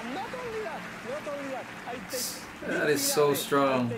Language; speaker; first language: English; non-native, fluent; Spanish